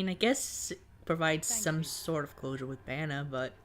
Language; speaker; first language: English; native; English